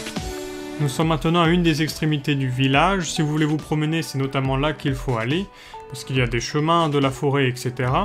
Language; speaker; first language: French; native; French